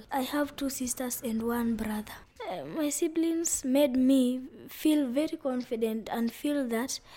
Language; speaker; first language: English; non-native, local second language; Luyia